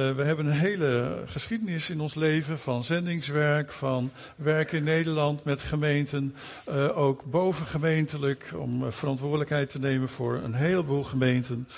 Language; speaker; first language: Dutch; native; Dutch